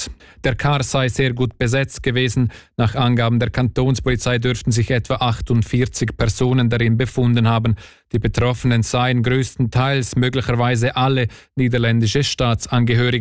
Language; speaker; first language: German; native; German